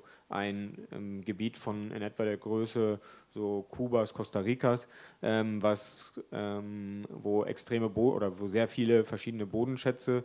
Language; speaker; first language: German; native; German